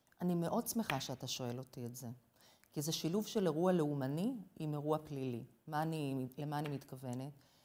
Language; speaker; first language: Hebrew; non-native, fluent; English